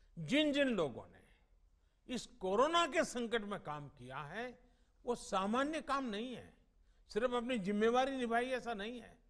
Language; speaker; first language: Hindi; non-native, local second language; Gujarati